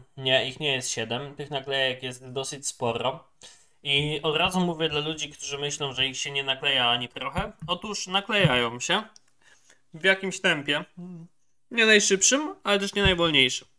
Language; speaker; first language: Polish; native; Polish